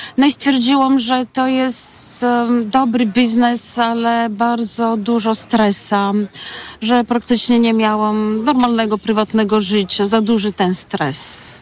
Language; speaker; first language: Polish; non-native, fluent; Bulgarian